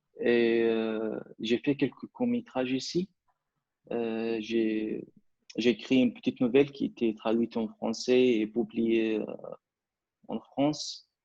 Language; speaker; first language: French; non-native, fluent; Arabic